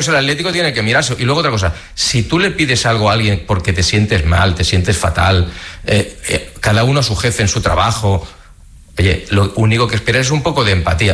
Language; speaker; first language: Spanish; native; Spanish